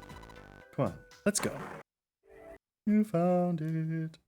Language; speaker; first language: English; native; English